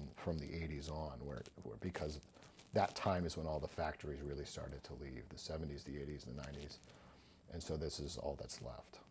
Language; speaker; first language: English; native; English